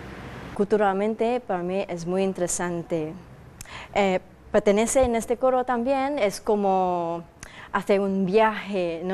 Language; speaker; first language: Spanish; non-native, fluent; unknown